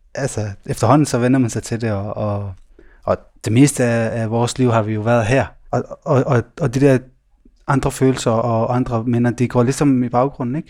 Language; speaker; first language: Danish; early bilingual, other home language; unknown